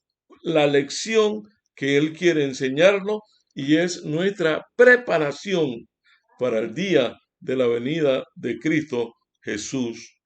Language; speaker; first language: Spanish; native; Spanish